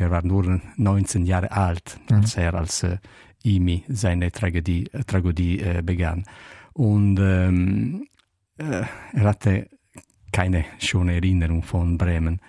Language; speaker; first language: German; non-native, learner; Italian